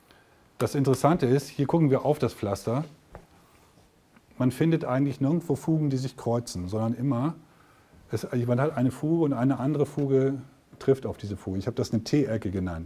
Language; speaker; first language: German; native; German